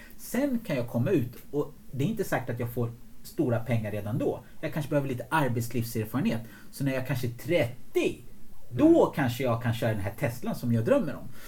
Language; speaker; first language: Swedish; early bilingual, other home language; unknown